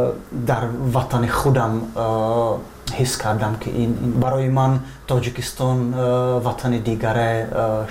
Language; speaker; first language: Persian; non-native, fluent; Czech